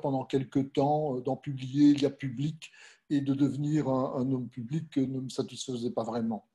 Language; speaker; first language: French; native; French